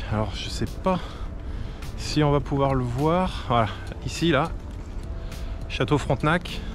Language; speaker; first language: French; native; French